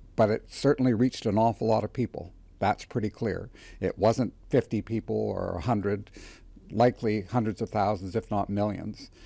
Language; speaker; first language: English; native; English